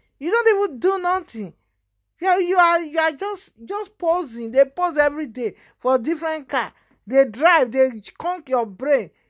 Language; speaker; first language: Nigerian Pidgin; native; Nigerian Pidgin